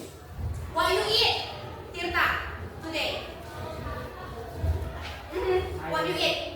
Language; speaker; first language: English; non-native, learner; Indonesian